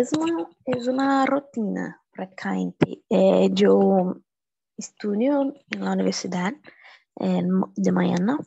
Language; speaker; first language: Spanish; non-native, learner; Portuguese